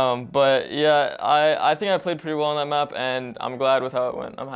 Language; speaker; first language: English; native; English